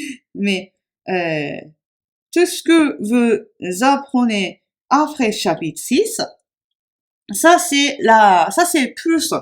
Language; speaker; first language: French; non-native, fluent; Japanese